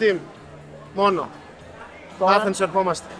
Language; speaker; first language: Greek; native; Greek